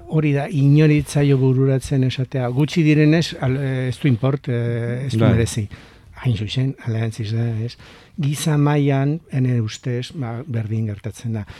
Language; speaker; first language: Basque; non-native, local second language; Spanish